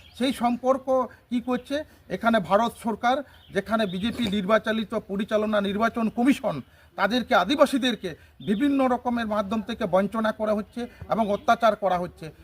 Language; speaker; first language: Bangla; non-native, local second language; Santali